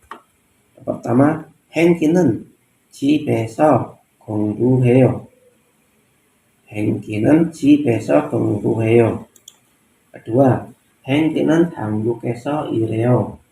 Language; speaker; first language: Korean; non-native, learner; Indonesian